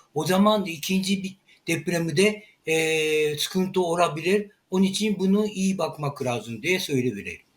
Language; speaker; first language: Turkish; non-native, learner; Japanese